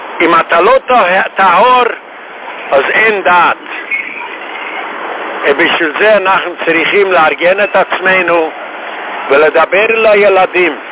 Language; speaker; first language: Hebrew; non-native, fluent; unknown